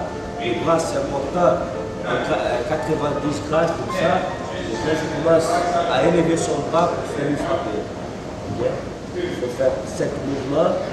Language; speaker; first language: French; non-native, learner; Portuguese